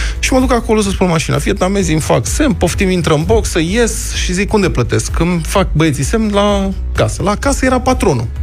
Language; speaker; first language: Romanian; native; Romanian